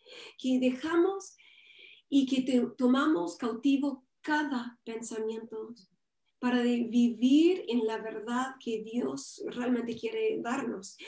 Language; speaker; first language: Spanish; non-native, fluent; English